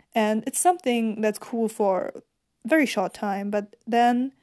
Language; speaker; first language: English; non-native, fluent; German